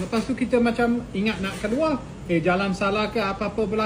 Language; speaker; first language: Malay; native; Malay